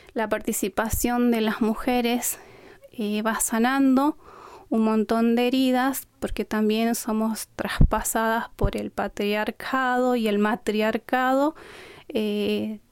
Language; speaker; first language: Spanish; non-native, local second language; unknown